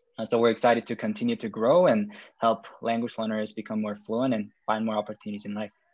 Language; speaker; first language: English; non-native, fluent; Korean